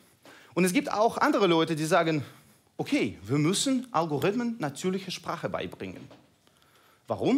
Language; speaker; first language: German; non-native, fluent; Russian